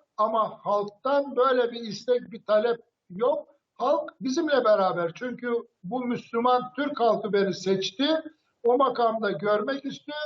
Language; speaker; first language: Turkish; native; Turkish